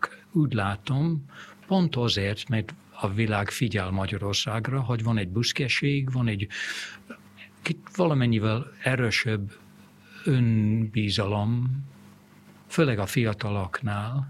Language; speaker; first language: Hungarian; non-native, fluent; English